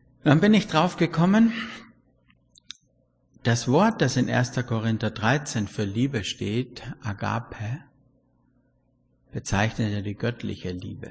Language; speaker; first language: German; native; German